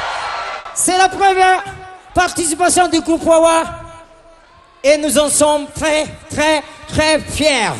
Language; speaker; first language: French; non-native, local second language; Malagasy